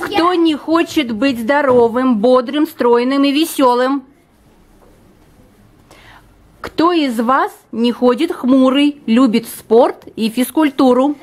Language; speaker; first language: Russian; native; Russian